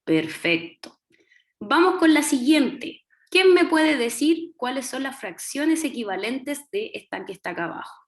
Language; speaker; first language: Spanish; native; Spanish